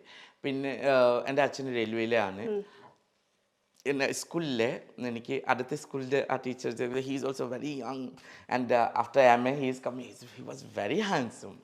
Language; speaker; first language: Malayalam; non-native, local second language; Assamese